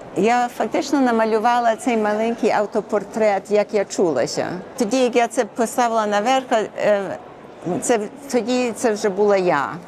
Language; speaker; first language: Ukrainian; early bilingual, heritage; Ukrainian